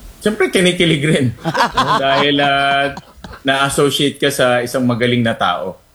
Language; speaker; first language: Filipino; native; Filipino